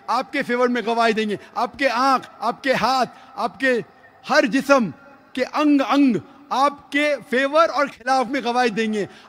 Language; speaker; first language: Hindi; non-native, local second language; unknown